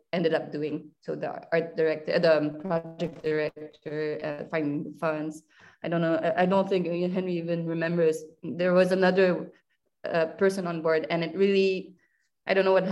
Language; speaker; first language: English; non-native, local second language; French